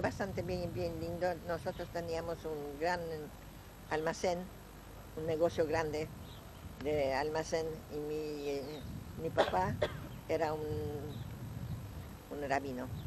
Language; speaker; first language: Spanish; non-native, fluent; Yiddish